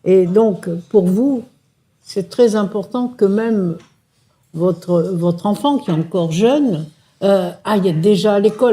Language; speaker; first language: French; native; French